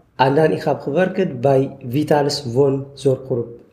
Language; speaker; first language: Dutch; non-native, fluent; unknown